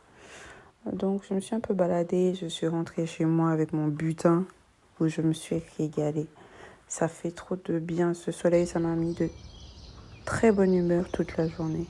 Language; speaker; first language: French; native; French